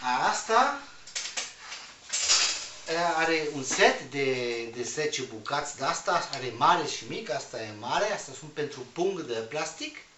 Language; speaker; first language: Romanian; non-native, learner; Spanish